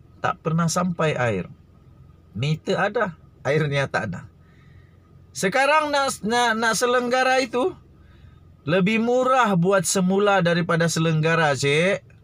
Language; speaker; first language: Malay; native; Malay